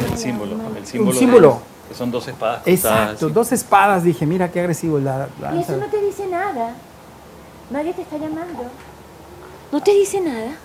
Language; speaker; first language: Spanish; native; Spanish